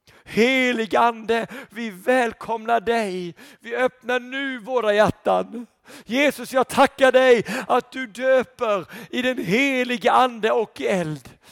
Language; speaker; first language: Swedish; native; Swedish